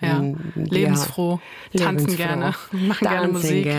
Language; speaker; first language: German; native; German